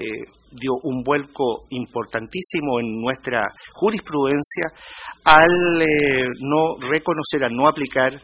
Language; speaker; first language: Spanish; native; Spanish